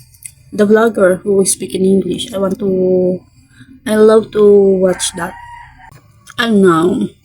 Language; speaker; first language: English; non-native, learner; Filipino